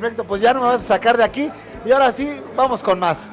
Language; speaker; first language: Spanish; native; Spanish